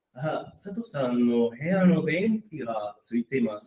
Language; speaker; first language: Japanese; non-native, learner; Spanish